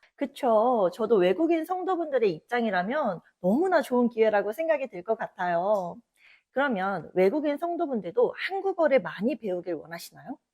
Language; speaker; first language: Korean; native; Korean